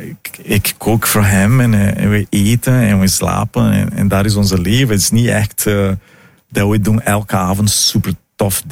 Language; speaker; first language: Dutch; non-native, fluent; Italian